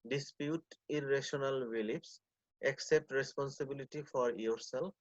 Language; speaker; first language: English; non-native, local second language; Bangla